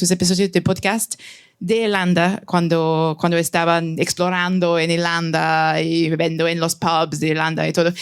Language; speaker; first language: Spanish; non-native, fluent; French